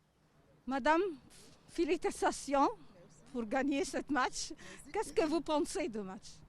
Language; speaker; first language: French; non-native, learner; Arabic